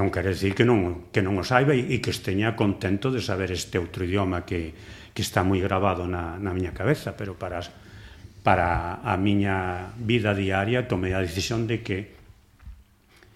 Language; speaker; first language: Galician; non-native, local second language; Spanish